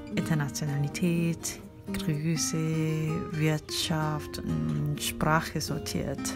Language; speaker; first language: German; non-native, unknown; Korean